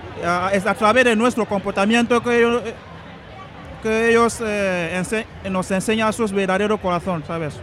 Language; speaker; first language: Spanish; non-native, local second language; French